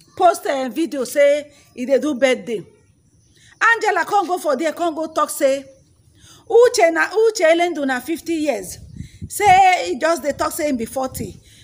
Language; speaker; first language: Nigerian Pidgin; native; Nigerian Pidgin